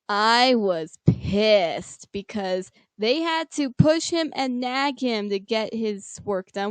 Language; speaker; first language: English; native; English